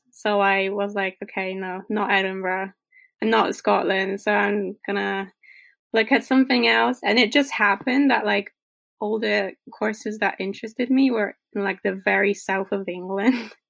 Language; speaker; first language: English; non-native, fluent; Polish